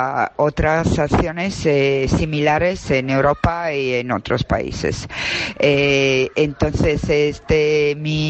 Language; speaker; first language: Spanish; non-native, fluent; Italian